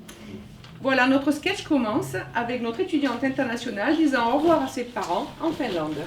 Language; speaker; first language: French; native; French